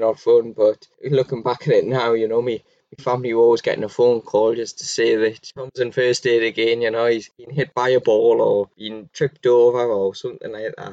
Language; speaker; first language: English; native; English